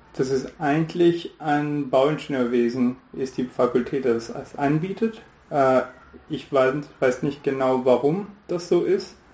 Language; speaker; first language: German; non-native, fluent; Hindi